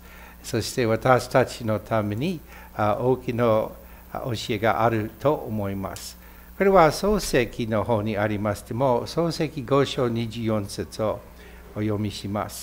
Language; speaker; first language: Japanese; non-native, fluent; English